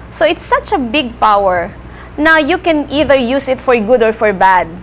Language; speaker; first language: English; non-native, local second language; Filipino